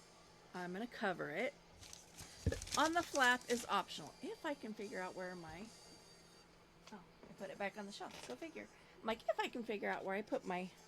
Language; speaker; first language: English; native; English